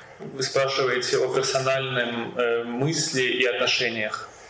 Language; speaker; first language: Russian; native; Russian